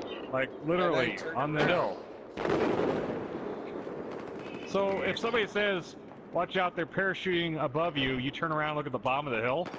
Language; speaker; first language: English; native; English